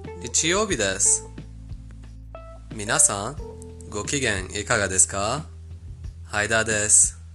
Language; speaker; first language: Japanese; non-native, fluent; Persian